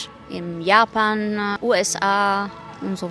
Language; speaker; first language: German; non-native, fluent; Italian